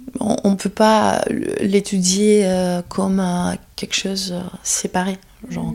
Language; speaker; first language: French; non-native, fluent; Greek